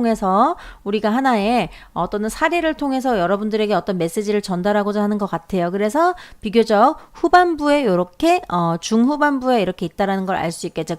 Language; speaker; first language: Korean; native; Korean